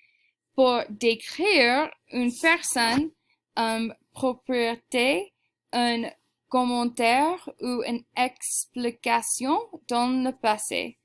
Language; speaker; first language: French; non-native, fluent; English